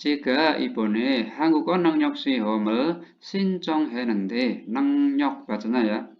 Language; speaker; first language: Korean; non-native, learner; Indonesian